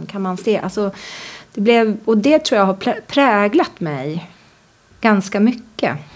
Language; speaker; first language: Swedish; native; Swedish